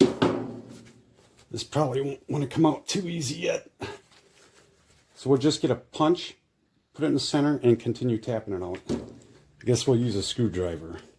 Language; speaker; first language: English; native; English